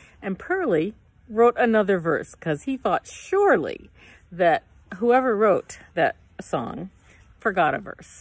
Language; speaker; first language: English; native; English